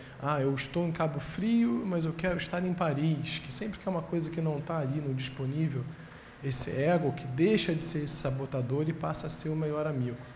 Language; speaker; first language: Portuguese; native; Portuguese